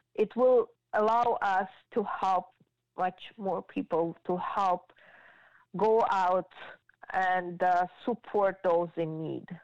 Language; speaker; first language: English; non-native, fluent; Georgian